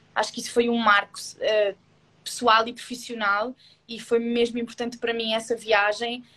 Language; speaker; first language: Portuguese; native; Portuguese